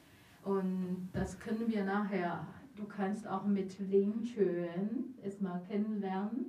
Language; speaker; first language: German; non-native, learner; Chinese